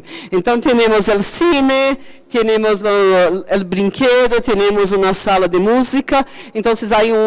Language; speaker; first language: Spanish; non-native, fluent; Portuguese